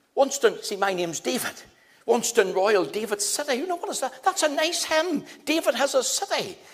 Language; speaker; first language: English; native; English